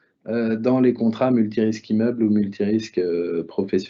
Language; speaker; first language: French; native; French